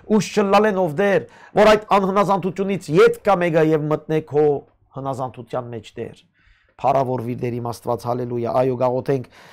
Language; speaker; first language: Armenian; early bilingual, heritage; Armenian